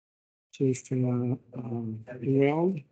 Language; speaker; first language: French; non-native, fluent; Spanish